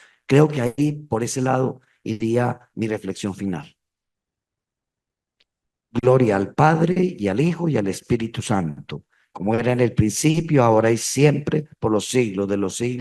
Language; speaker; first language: Spanish; native; Spanish